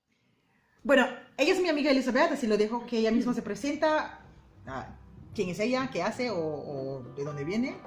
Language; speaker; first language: Spanish; non-native, fluent; Papiamento